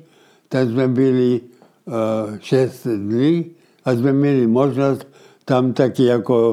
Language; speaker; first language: Czech; early bilingual, heritage; Czech